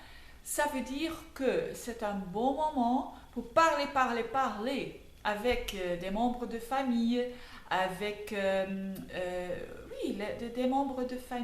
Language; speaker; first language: French; non-native, fluent; Dutch